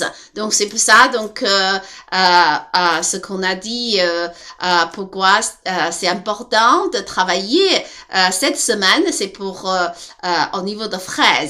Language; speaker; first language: French; non-native, learner; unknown